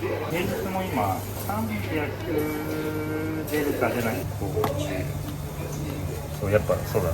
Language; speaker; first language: Japanese; native; Japanese